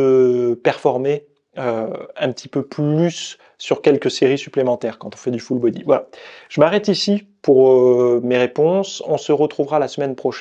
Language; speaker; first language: French; native; French